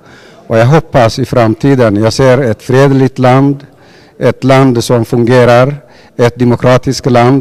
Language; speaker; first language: Swedish; non-native, fluent; Somali